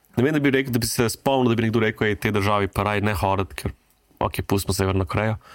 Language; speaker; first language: Slovenian; native; Slovenian